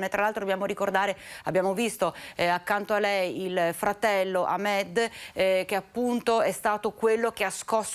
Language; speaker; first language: Italian; native; Italian